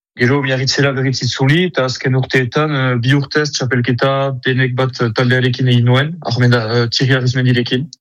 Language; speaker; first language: Basque; native; Basque